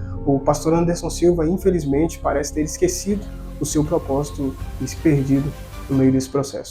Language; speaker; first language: Portuguese; native; Portuguese